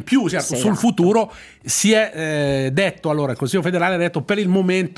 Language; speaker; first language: Italian; native; Italian